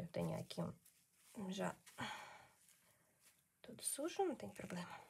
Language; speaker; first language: Portuguese; non-native, learner; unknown